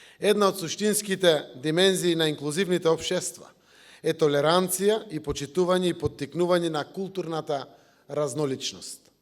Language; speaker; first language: Macedonian; native; Macedonian